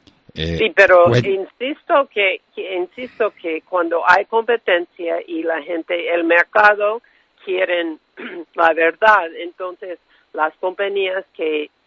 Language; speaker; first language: Spanish; non-native, fluent; English